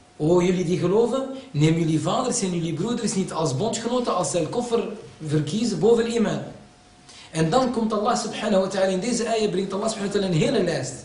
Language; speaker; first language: Dutch; early bilingual, other home language; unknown